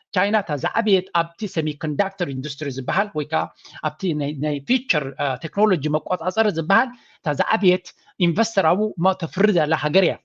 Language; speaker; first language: Tigrinya; native; Tigrinya